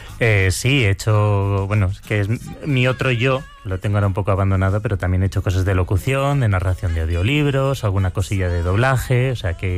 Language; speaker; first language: Spanish; native; Spanish